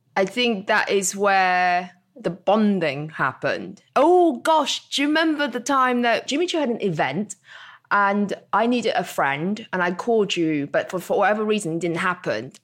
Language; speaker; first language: English; non-native, local second language; Cantonese